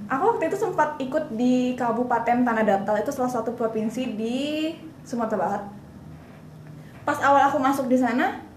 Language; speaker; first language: Indonesian; non-native, local second language; Minangkabau